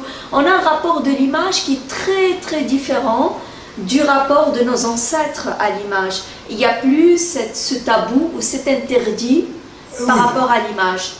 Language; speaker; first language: French; non-native, local second language; Arabic